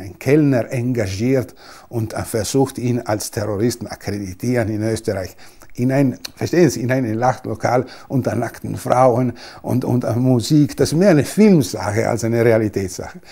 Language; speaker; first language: German; non-native, local second language; Italian